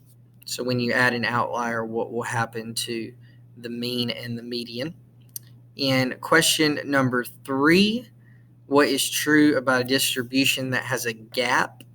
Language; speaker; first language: English; native; English